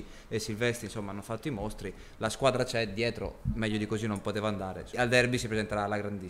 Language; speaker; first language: Italian; native; Italian